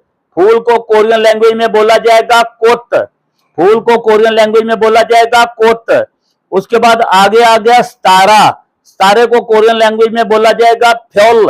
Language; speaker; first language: Hindi; non-native, local second language; Punjabi